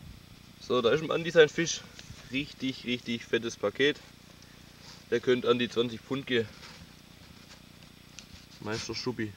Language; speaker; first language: German; native; German